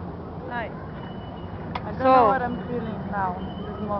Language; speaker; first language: English; non-native, learner; Portuguese